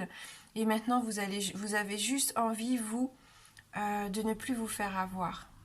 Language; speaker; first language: French; native; French